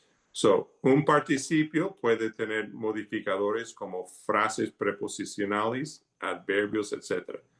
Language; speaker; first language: Spanish; early bilingual, heritage; Spanish